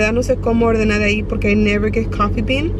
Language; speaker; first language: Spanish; early bilingual, heritage; Spanish